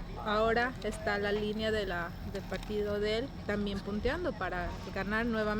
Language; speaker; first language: Spanish; native; Spanish